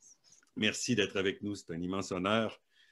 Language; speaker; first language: French; native; French